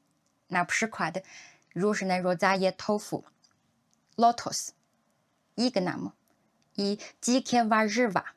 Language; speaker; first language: Polish; non-native, learner; Chinese